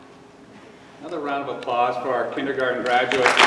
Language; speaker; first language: English; native; English